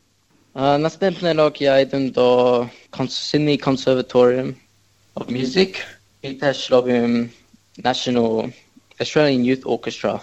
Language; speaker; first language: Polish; early bilingual, heritage; English